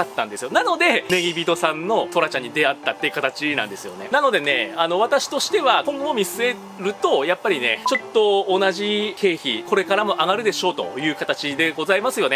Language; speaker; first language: Japanese; native; Japanese